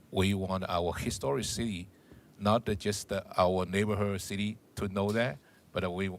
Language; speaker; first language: English; non-native, learner; Chinese